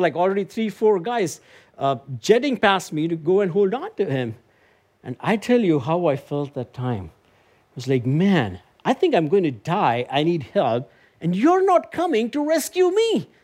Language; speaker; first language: English; non-native, local second language; Tamil